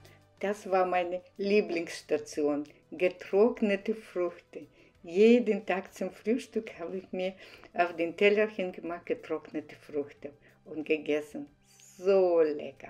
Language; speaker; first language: German; non-native, fluent; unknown